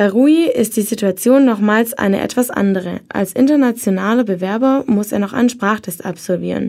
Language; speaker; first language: German; native; German